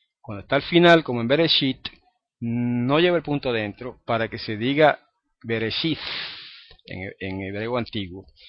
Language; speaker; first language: Spanish; native; Spanish